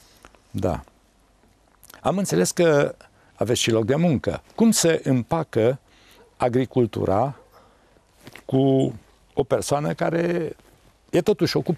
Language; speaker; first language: Romanian; native; Romanian